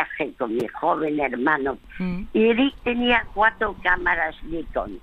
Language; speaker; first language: Spanish; early bilingual, other home language; French